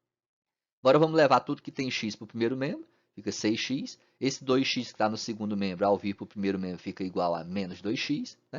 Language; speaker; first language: Portuguese; native; Portuguese